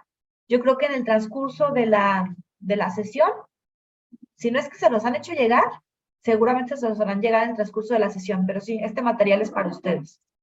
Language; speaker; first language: Spanish; native; Spanish